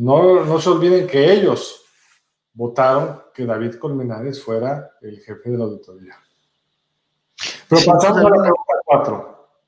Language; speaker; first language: Spanish; native; Spanish